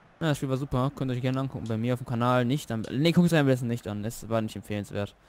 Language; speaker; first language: German; native; German